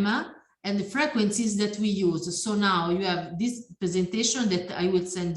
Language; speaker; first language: English; non-native, learner; Italian